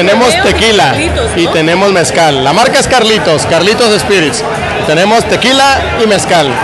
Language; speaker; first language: Spanish; native; Spanish